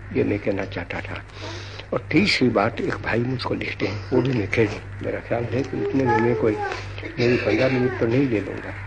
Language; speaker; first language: Hindi; non-native, local second language; Gujarati